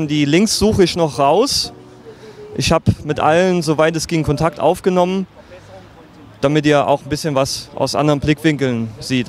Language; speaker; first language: German; native; German